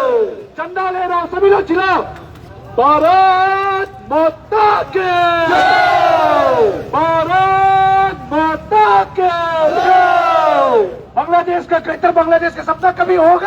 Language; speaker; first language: Hindi; non-native, local second language; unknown